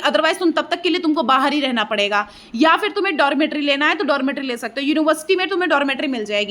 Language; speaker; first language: Hindi; native; Hindi